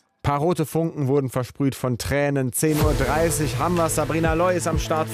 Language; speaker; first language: German; native; German